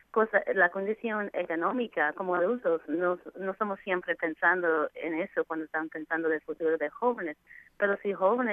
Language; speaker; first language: Spanish; non-native, fluent; English